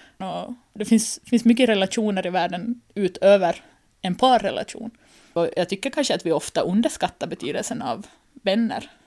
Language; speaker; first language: Swedish; native; Swedish